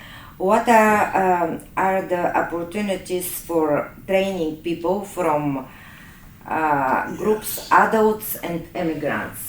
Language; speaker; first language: English; non-native, learner; Bulgarian